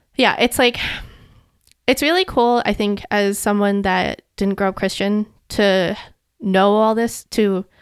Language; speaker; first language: English; native; English